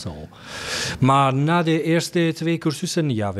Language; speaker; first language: Dutch; non-native, learner; Italian